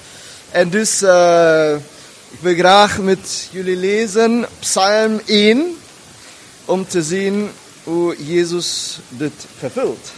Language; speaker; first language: German; non-native, learner; Dutch